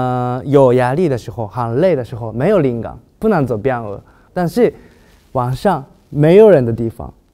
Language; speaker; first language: Chinese; non-native, learner; Japanese